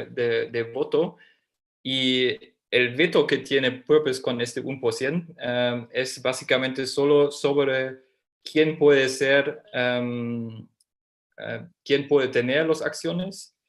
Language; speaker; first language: Spanish; non-native, fluent; German